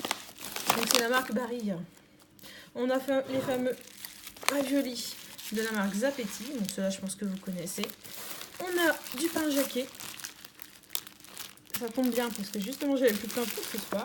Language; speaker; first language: French; native; French